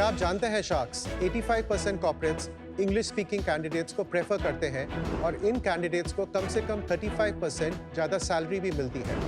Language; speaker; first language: Hindi; native; Hindi